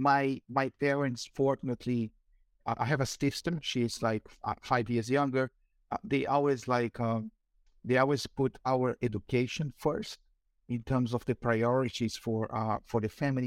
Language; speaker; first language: English; non-native, fluent; Portuguese